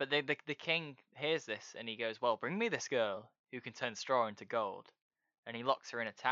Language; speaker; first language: English; native; English